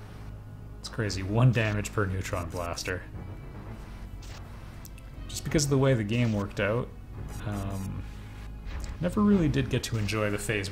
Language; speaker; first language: English; native; English